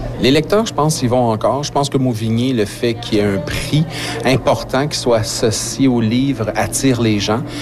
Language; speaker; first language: French; native; French